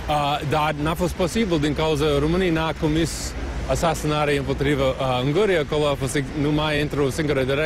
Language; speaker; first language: Romanian; non-native, learner; English